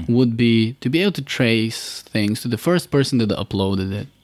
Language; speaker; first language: English; non-native, fluent; Bulgarian